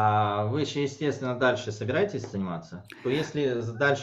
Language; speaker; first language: Russian; native; Russian